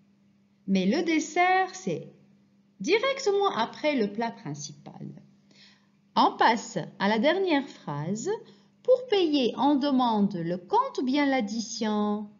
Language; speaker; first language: French; non-native, fluent; Arabic